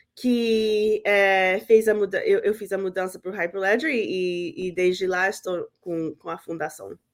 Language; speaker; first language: Portuguese; early bilingual, heritage; Portuguese